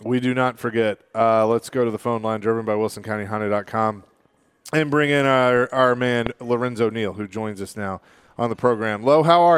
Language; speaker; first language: English; native; English